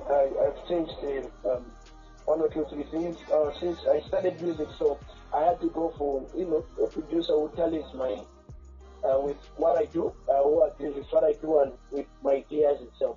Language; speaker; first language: English; non-native, local second language; Nyanja